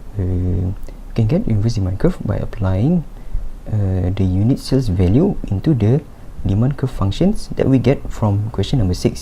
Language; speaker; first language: English; non-native, local second language; Malay